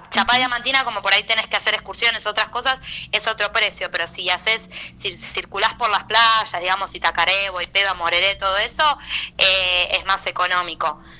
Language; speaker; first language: Spanish; native; Spanish